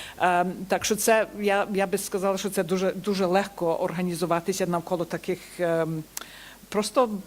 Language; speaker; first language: Ukrainian; early bilingual, heritage; Ukrainian